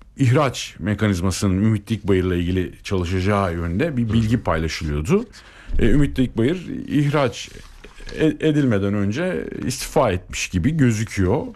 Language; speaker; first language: Turkish; native; Turkish